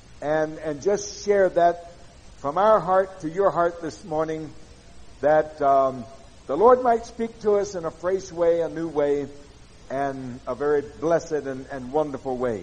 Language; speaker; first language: English; native; English